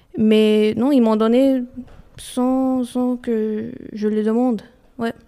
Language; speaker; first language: French; early bilingual, other home language; Romanian